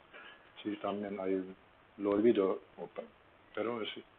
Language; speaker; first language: Spanish; non-native, learner; Turkish